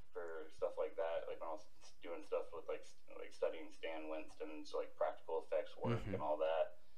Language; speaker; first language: English; native; English